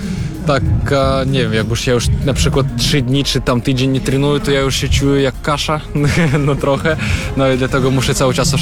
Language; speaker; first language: Polish; non-native, fluent; Russian